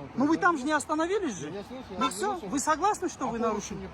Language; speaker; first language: Russian; non-native, local second language; Kazakh